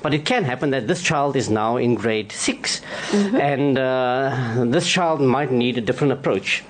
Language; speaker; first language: English; non-native, local second language; Afrikaans